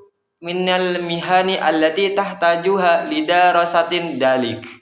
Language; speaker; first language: Arabic; non-native, learner; Indonesian